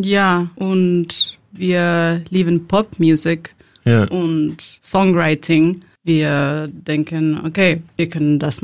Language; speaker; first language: German; non-native, learner; Spanish